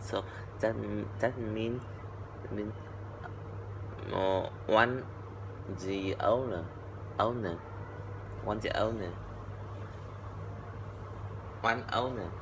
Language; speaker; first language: English; non-native, learner; Vietnamese